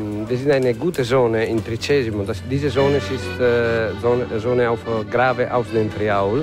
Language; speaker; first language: German; non-native, learner; Italian